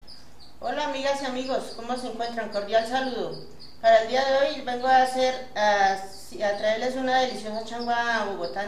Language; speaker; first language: Spanish; native; Spanish